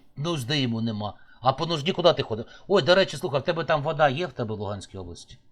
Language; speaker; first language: Ukrainian; native; Ukrainian